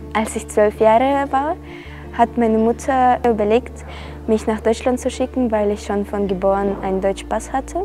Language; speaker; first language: German; non-native, fluent; Russian